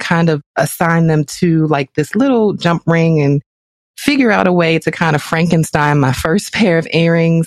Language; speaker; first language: English; native; English